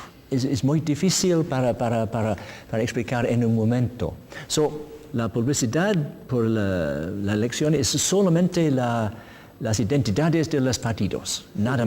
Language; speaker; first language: Spanish; non-native, learner; English